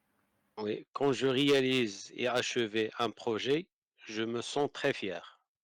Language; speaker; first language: French; non-native, learner; Arabic